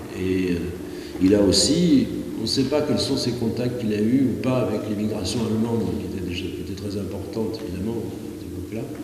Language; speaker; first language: French; native; French